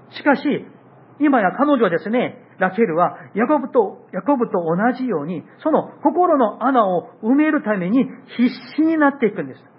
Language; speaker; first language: Japanese; non-native, fluent; Korean